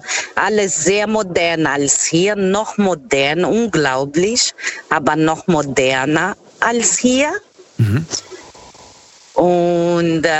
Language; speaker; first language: German; non-native, fluent; Portuguese